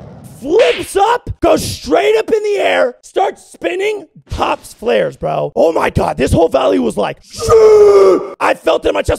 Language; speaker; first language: English; native; English